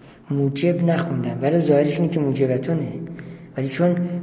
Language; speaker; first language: Persian; native; Persian